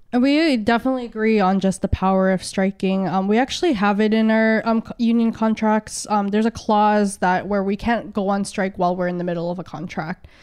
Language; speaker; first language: English; early bilingual, other home language; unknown